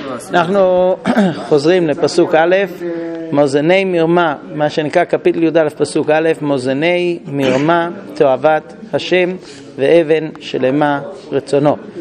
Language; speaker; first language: Hebrew; non-native, fluent; English